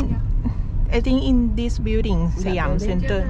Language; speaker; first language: English; non-native, learner; Thai